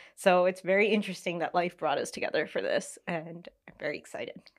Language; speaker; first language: English; early bilingual, other home language; Hindi